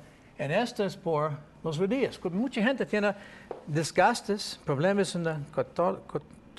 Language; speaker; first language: Spanish; non-native, learner; English